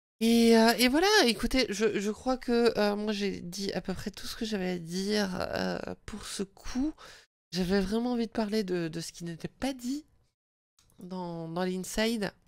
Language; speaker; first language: French; native; French